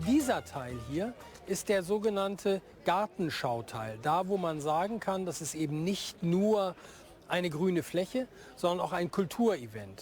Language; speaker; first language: German; native; German